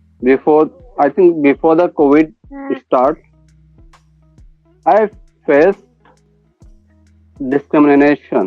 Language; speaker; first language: English; non-native, learner; Hindi